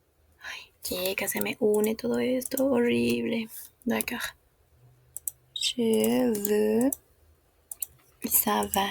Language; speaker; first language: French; non-native, fluent; Spanish